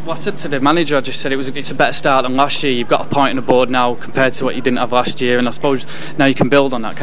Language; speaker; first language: English; native; English